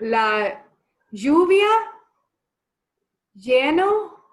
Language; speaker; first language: Spanish; non-native, learner; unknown